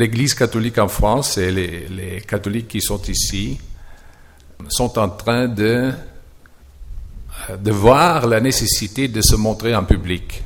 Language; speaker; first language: French; non-native, fluent; German